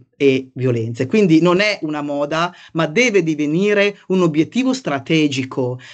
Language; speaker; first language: Italian; native; Italian